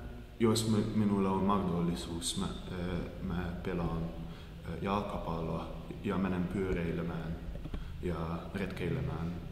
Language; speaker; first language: Finnish; non-native, learner; Hungarian